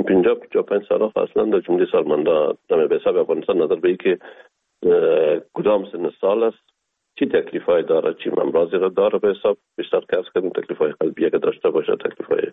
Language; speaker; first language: Persian; native; Persian